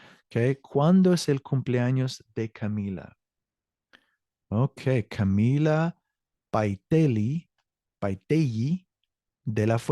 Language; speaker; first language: Spanish; non-native, learner; English